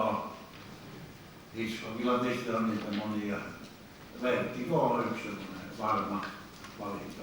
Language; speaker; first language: Finnish; native; Finnish